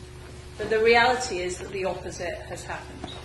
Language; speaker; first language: English; native; English